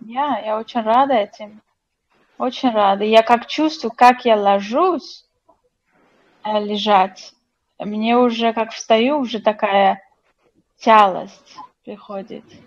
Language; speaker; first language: Russian; non-native, fluent; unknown